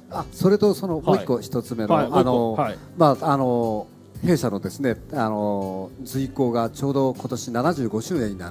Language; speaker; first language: Japanese; native; Japanese